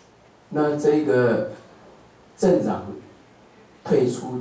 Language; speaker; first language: Chinese; native; Chinese